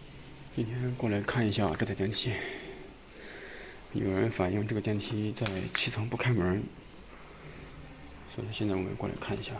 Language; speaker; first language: Chinese; native; Chinese